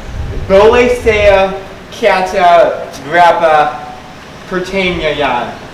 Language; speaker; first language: Indonesian; early bilingual, other home language; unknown